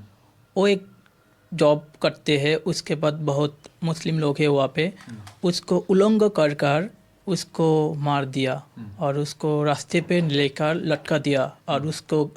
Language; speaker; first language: Hindi; non-native, learner; Bangla